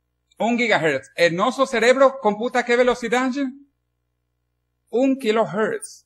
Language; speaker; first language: Spanish; non-native, learner; Portuguese